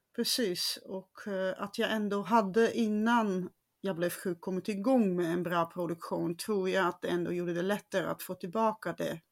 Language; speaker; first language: Swedish; non-native, fluent; Dutch